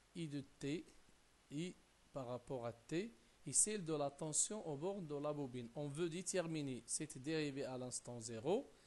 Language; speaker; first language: French; non-native, local second language; Arabic